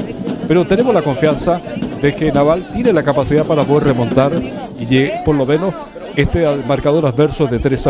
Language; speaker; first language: Spanish; native; Spanish